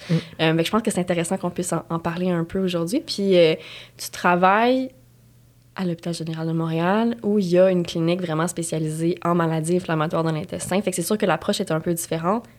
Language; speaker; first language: French; native; French